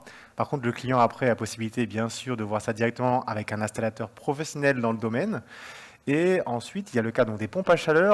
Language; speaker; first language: French; native; French